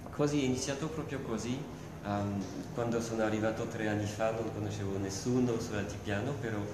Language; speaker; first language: Italian; non-native, fluent; French